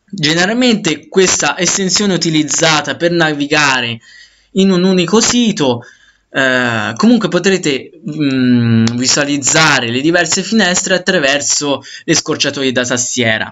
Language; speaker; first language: Italian; native; Italian